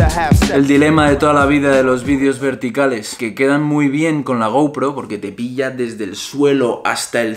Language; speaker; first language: Spanish; native; Spanish